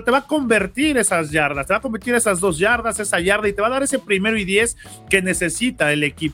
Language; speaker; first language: Spanish; native; Spanish